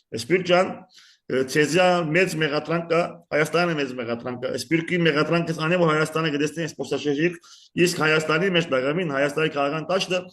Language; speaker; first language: Armenian; early bilingual, heritage; Armenian